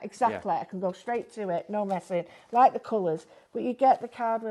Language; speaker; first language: English; native; English